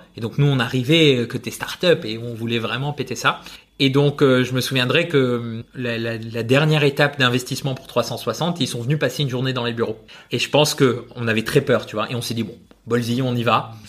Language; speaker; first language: French; non-native, fluent; Spanish